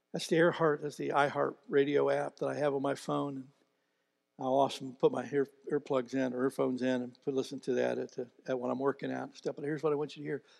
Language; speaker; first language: English; native; English